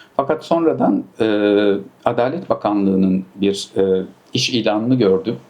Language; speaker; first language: Turkish; early bilingual, heritage; Turkish